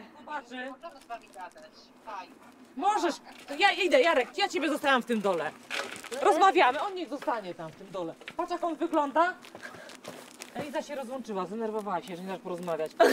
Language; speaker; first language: Polish; native; Polish